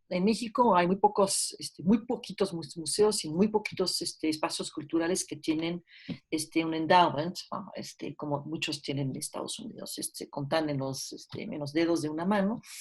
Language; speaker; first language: Spanish; early bilingual, heritage; French